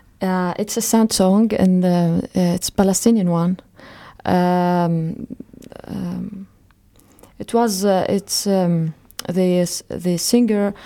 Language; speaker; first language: English; non-native, fluent; Arabic